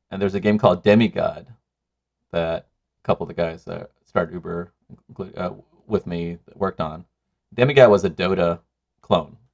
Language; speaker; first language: English; non-native, local second language; Sinhala